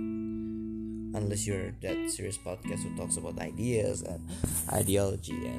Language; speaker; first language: English; non-native, fluent; Indonesian